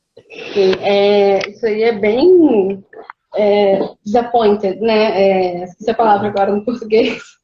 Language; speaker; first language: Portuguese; native; Portuguese